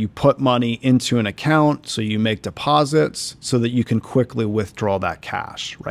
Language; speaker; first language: English; native; English